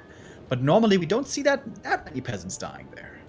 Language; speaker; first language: English; non-native, fluent; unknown